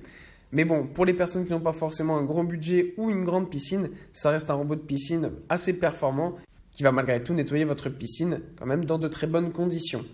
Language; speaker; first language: French; native; French